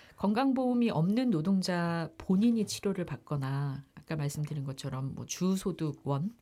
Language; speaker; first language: Korean; native; Korean